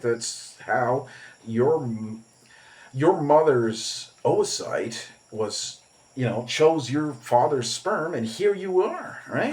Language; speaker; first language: English; native; English